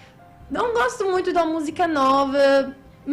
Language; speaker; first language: Portuguese; non-native, fluent; Italian